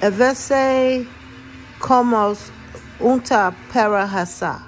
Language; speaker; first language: Spanish; non-native, learner; English